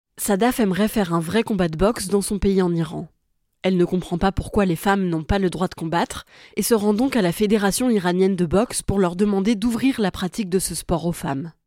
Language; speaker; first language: French; native; French